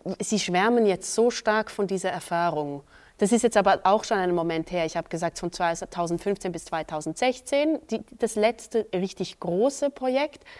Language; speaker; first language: German; native; German